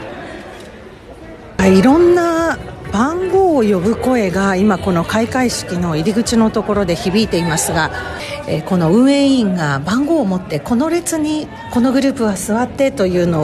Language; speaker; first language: Japanese; native; Japanese